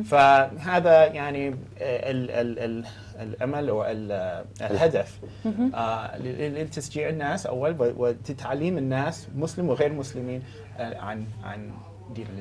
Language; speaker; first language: Arabic; non-native, learner; English